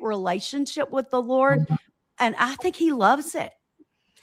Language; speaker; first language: English; native; English